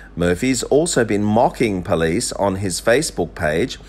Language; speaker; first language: English; native; English